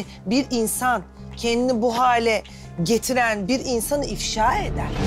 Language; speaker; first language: Turkish; native; Turkish